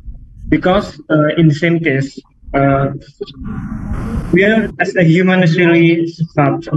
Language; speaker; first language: English; non-native, learner; Indonesian